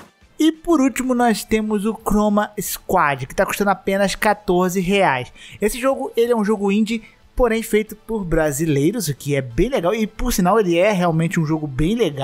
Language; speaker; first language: Portuguese; native; Portuguese